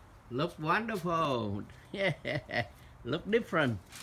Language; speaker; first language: English; non-native, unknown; Vietnamese